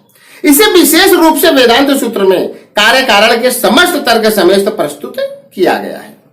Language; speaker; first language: Hindi; native; Hindi